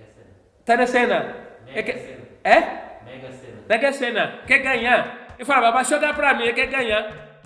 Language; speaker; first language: Portuguese; non-native, learner; Yoruba